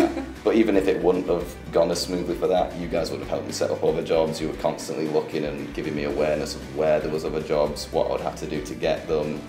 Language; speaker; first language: English; native; English